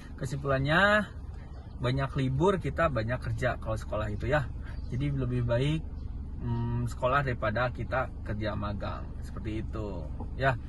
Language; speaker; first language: Indonesian; native; Indonesian